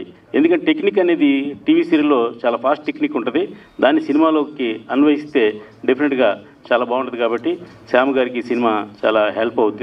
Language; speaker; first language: Telugu; native; Telugu